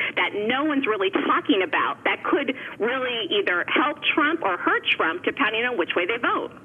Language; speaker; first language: English; native; English